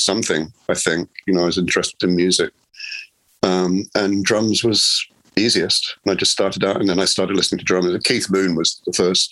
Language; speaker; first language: English; native; English